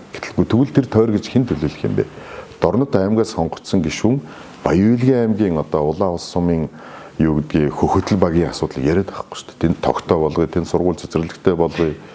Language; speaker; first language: Mongolian; non-native, local second language; Kazakh